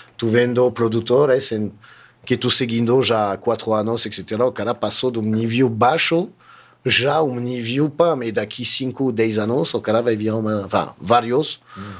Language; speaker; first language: Portuguese; non-native, fluent; French